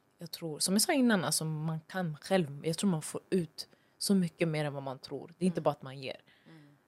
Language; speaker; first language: Swedish; early bilingual, other home language; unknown